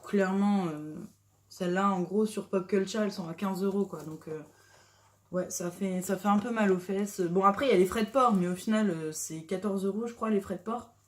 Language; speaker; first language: French; native; French